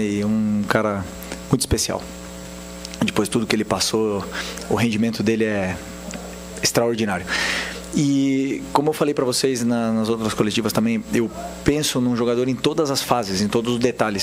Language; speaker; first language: Portuguese; native; Portuguese